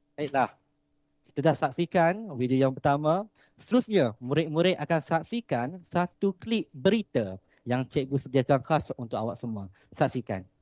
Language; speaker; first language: Malay; native; Malay